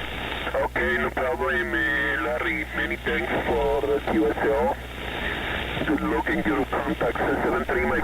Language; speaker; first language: English; non-native, learner; Spanish